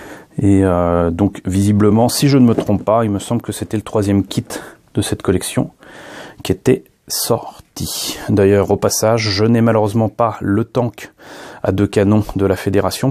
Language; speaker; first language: French; native; French